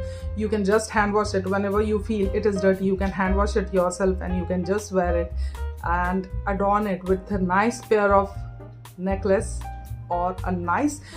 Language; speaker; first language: English; non-native, local second language; Hindi